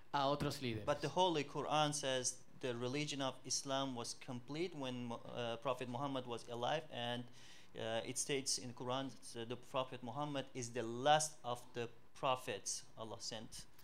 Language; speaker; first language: English; non-native, fluent; Uzbek